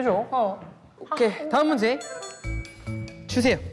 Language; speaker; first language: Korean; native; Korean